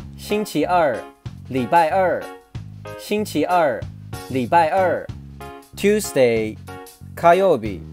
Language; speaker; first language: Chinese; native; Chinese